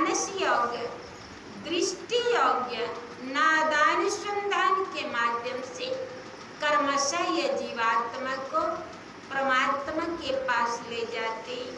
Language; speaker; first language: Hindi; native; Hindi